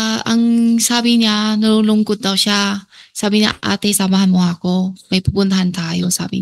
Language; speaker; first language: Filipino; non-native, learner; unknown